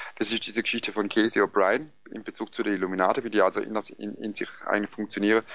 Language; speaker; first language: German; early bilingual, other home language; Greek